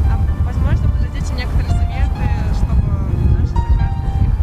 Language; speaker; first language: Russian; native; Russian